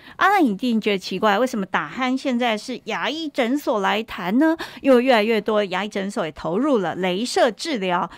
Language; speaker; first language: Chinese; native; Chinese